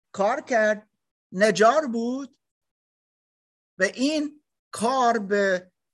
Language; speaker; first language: Persian; non-native, learner; German